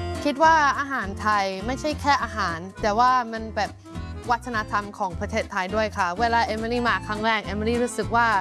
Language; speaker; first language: Thai; non-native, fluent; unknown